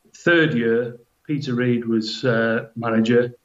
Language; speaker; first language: English; native; English